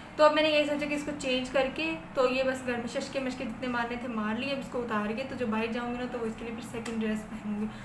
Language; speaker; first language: Urdu; non-native, local second language; Punjabi